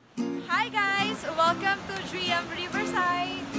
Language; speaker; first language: English; non-native, local second language; Filipino